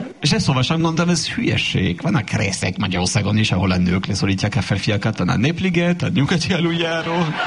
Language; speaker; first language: Hungarian; non-native, fluent; French